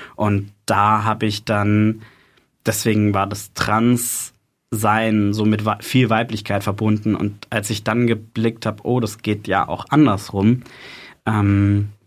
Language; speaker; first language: German; native; German